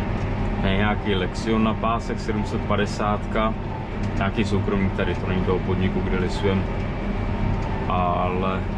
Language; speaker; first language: Czech; native; Czech